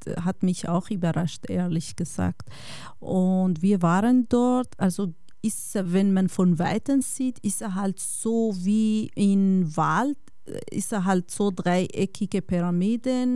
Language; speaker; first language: German; non-native, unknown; Kurdish